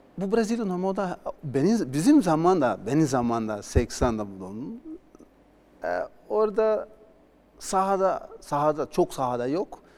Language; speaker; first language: Turkish; non-native, learner; Portuguese